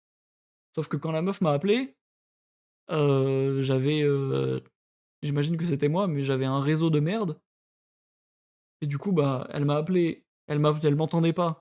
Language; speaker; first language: French; native; French